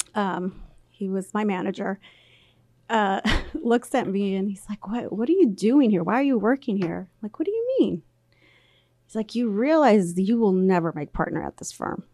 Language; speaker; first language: English; early bilingual, other home language; Spanish